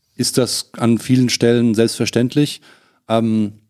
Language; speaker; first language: German; native; German